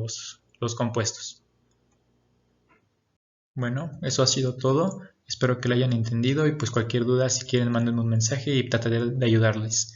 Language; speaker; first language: Spanish; native; Spanish